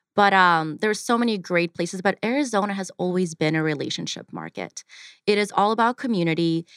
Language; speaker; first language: English; early bilingual, other home language; Ukrainian